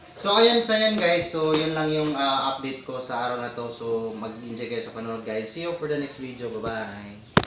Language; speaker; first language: Filipino; non-native, local second language; Cebuano